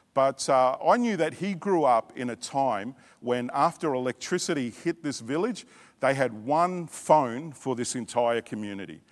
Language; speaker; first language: English; native; English